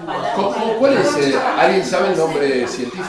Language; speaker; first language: Spanish; native; Spanish